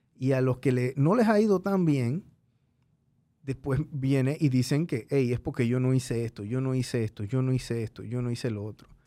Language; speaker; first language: Spanish; native; Spanish